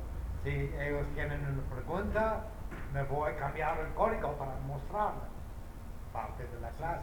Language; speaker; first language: Spanish; non-native, fluent; English